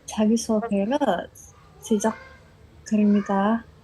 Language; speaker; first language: Korean; non-native, learner; Indonesian